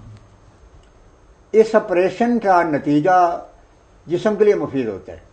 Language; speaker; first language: Urdu; native; Urdu